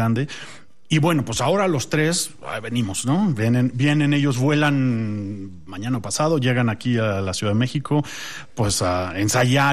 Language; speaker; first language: Spanish; native; Spanish